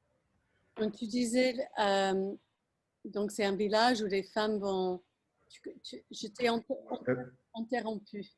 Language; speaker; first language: French; non-native, fluent; English